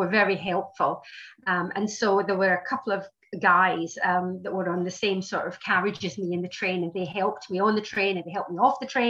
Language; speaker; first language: English; native; English